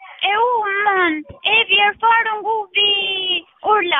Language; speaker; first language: German; non-native, learner; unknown